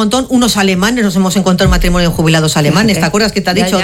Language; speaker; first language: Spanish; native; Spanish